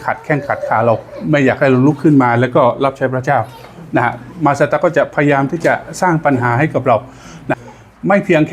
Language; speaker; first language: Thai; native; Thai